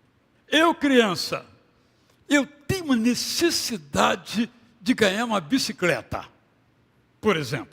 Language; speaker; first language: Portuguese; native; Portuguese